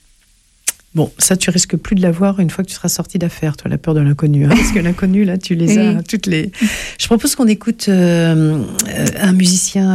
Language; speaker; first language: French; native; French